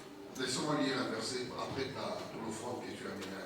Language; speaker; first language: French; non-native, local second language; Lingala